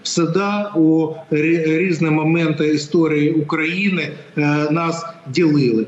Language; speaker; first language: Ukrainian; non-native, local second language; Russian